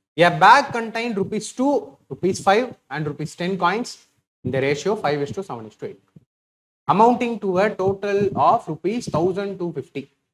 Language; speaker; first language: English; non-native, local second language; Tamil